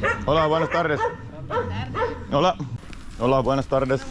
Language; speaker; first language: Spanish; non-native, learner; Finnish